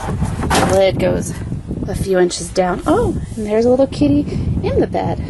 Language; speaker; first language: English; native; English